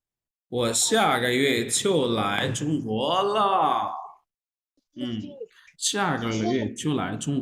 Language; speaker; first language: Chinese; non-native, fluent; Urdu